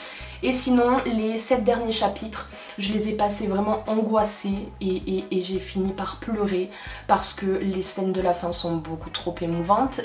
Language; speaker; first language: French; native; French